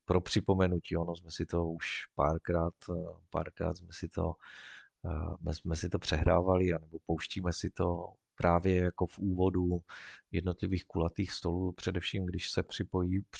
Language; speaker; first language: Czech; native; Czech